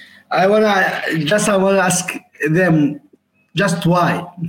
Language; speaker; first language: English; non-native, learner; Arabic